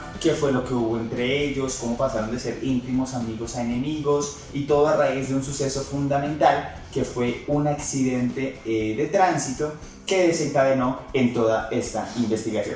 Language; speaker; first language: Spanish; native; Spanish